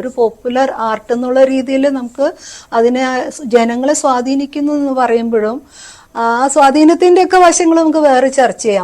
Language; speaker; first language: Malayalam; native; Malayalam